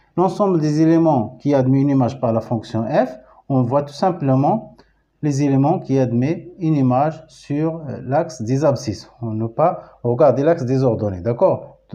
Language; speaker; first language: French; non-native, local second language; Arabic